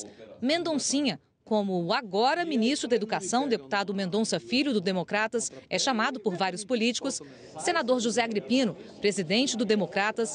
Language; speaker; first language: Portuguese; native; Portuguese